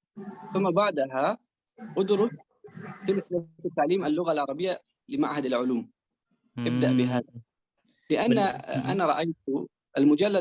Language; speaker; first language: Arabic; non-native, fluent; Persian